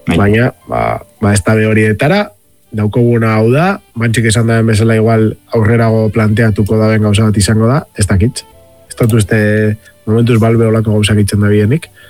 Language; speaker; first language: Basque; native; Basque